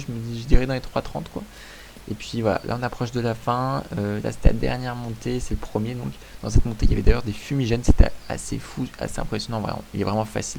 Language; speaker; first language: French; native; French